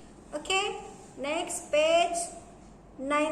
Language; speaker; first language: English; non-native, learner; Indonesian